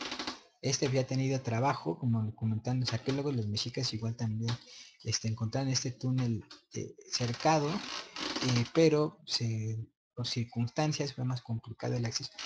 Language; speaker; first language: Spanish; native; Spanish